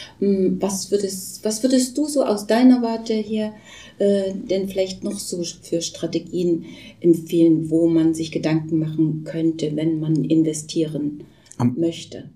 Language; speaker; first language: German; native; German